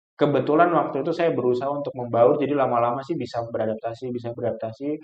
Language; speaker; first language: Indonesian; native; Indonesian